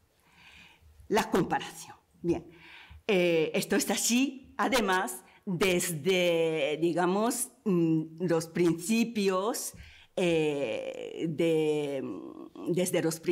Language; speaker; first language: Spanish; non-native, fluent; Japanese